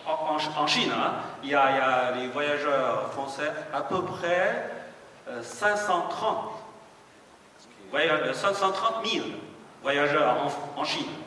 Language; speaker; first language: French; non-native, fluent; Chinese